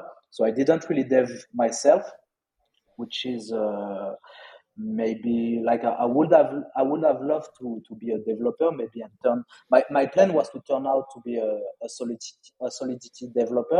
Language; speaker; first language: English; non-native, fluent; French